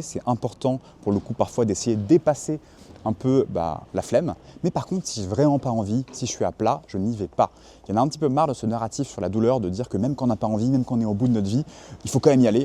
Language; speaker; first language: French; native; French